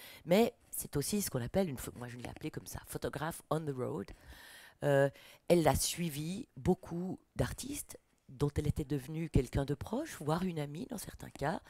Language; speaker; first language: French; native; French